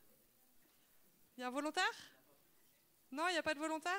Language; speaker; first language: French; native; French